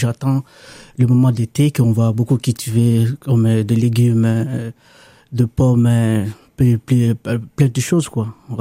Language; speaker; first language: French; non-native, local second language; Lingala